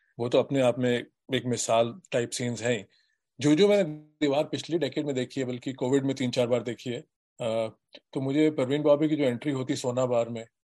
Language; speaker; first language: Hindi; native; Hindi